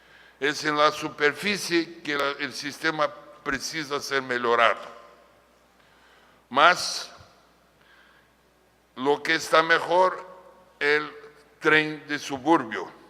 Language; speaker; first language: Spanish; non-native, fluent; Portuguese